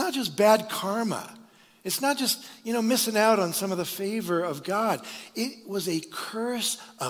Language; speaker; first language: English; native; English